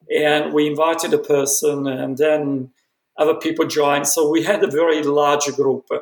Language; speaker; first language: English; non-native, fluent; Italian